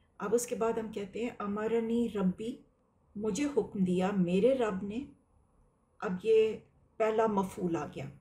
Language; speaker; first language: Urdu; native; Urdu